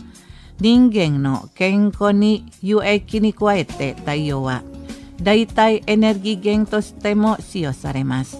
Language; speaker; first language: Japanese; non-native, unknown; Indonesian